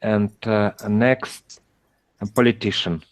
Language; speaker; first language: English; non-native, learner; Russian